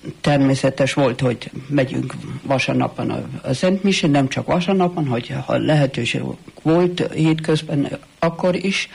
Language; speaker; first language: Hungarian; early bilingual, heritage; Hungarian